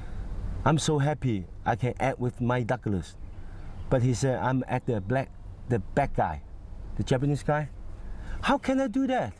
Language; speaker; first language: English; non-native, fluent; Cantonese